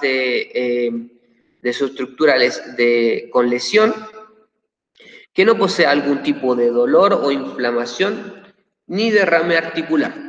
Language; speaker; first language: Spanish; native; Spanish